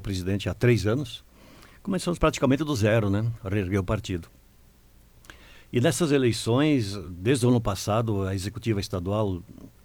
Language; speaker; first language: Portuguese; native; Portuguese